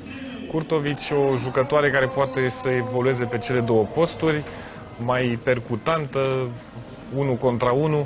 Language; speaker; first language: Romanian; native; Romanian